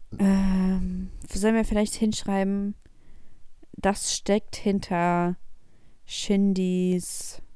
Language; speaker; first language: German; early bilingual, other home language; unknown